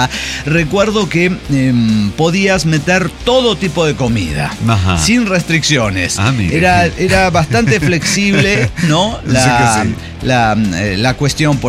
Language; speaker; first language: Spanish; native; Spanish